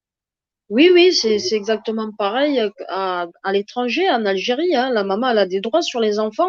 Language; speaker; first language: French; native; French